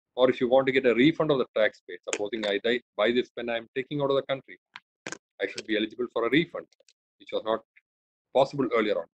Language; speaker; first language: English; non-native, local second language; Malayalam